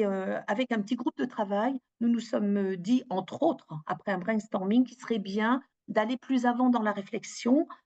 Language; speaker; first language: French; native; French